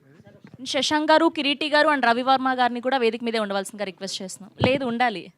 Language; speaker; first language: Telugu; native; Telugu